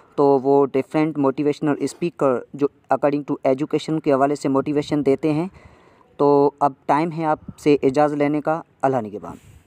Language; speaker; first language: Urdu; non-native, local second language; Sindhi